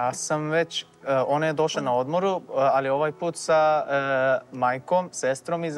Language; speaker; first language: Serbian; non-native, fluent; Turkish